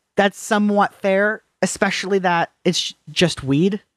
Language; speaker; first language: English; native; English